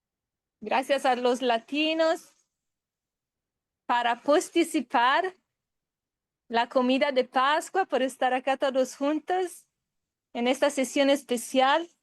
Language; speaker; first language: Spanish; non-native, fluent; Italian